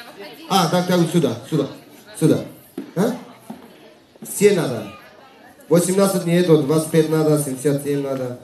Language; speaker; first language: Russian; non-native, learner; Turkish